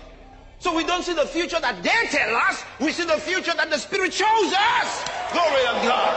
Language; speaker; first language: English; non-native, local second language; Yoruba